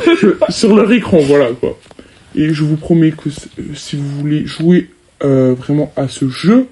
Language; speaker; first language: French; native; French